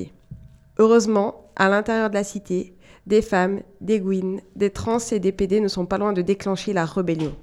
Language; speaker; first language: French; native; French